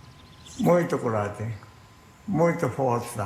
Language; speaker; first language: Portuguese; non-native, learner; Japanese